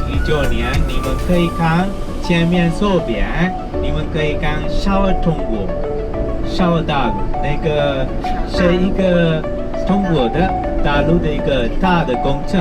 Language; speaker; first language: Chinese; non-native, learner; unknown